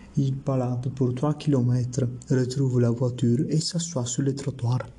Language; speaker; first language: French; non-native, learner; Italian